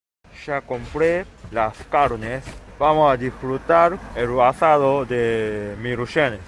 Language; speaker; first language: Spanish; non-native, fluent; Japanese